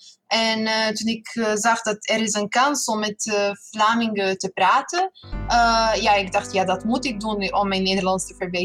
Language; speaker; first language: Dutch; non-native, fluent; Serbian